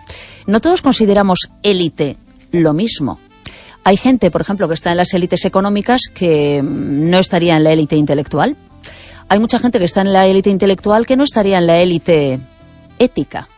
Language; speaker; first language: Spanish; native; Spanish